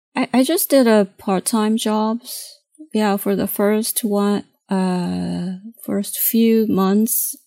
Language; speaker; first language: English; non-native, fluent; Japanese